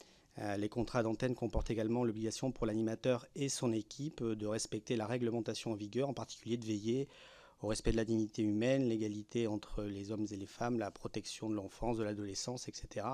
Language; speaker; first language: French; native; French